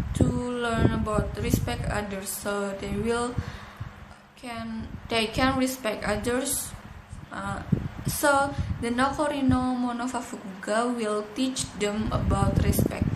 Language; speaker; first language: English; non-native, learner; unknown